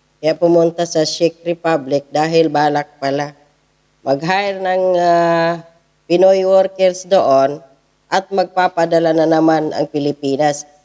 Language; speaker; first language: Filipino; native; Filipino